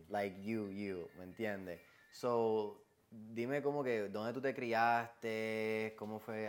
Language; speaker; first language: Spanish; early bilingual, other home language; English